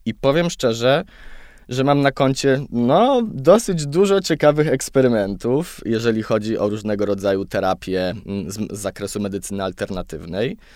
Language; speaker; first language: Polish; native; Polish